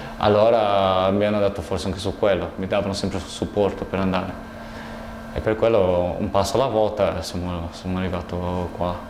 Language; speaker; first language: Italian; non-native, fluent; Portuguese